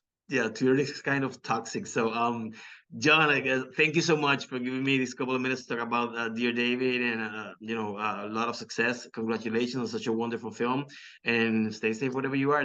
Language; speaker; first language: English; non-native, local second language; Spanish